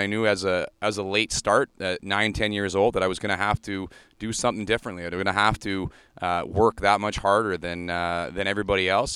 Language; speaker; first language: English; native; English